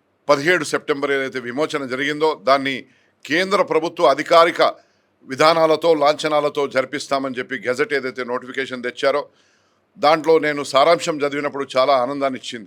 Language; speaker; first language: Telugu; native; Telugu